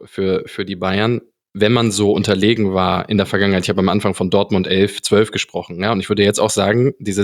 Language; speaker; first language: German; native; German